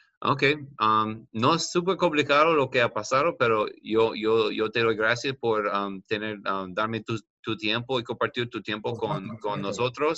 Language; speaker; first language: Spanish; non-native, learner; English